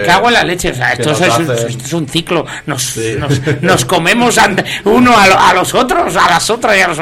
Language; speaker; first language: Spanish; native; Spanish